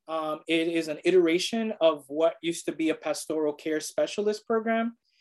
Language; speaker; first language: English; early bilingual, other home language; Spanish